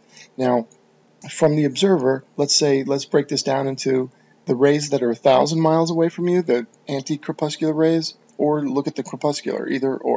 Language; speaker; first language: English; native; English